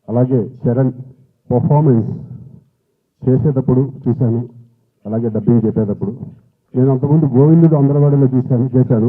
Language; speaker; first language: Telugu; native; Telugu